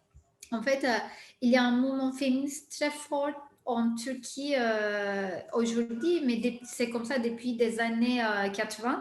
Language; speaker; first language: French; non-native, fluent; Turkish